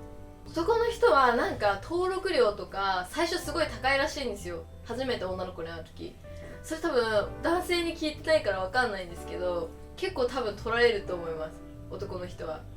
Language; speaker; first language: Japanese; native; Japanese